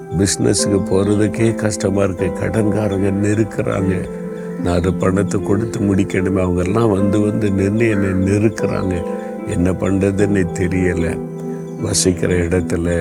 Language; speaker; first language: Tamil; native; Tamil